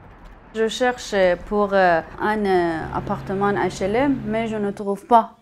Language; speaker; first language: French; non-native, learner; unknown